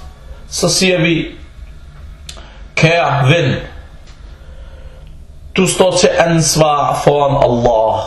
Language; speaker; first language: Danish; early bilingual, other home language; Arabic